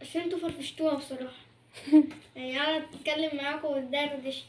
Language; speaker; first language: Arabic; native; Arabic